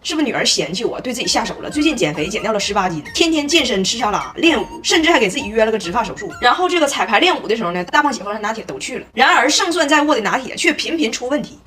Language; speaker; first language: Chinese; native; Chinese